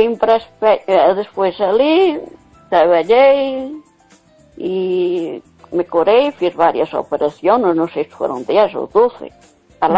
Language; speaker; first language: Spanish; non-native, learner; Portuguese